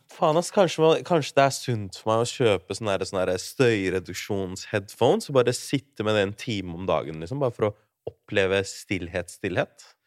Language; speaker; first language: Norwegian; native; Norwegian